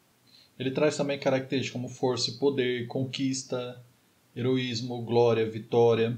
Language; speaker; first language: Portuguese; native; Portuguese